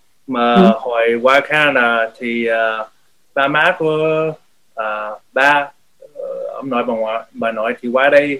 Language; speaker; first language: Vietnamese; early bilingual, heritage; Vietnamese